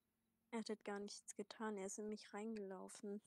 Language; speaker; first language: German; native; German